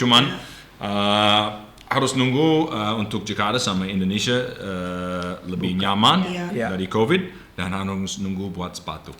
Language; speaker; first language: Indonesian; non-native, learner; English